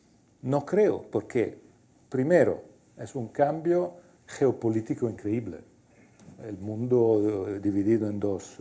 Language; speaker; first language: Spanish; non-native, fluent; Italian